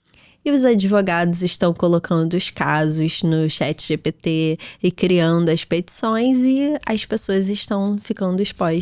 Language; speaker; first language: Portuguese; native; Portuguese